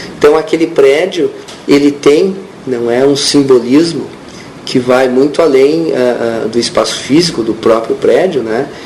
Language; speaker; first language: Portuguese; native; Portuguese